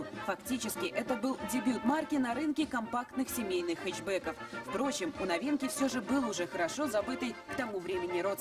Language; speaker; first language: Russian; native; Russian